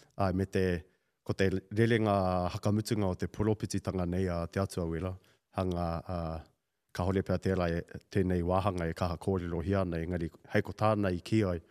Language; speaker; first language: Māori; native; Māori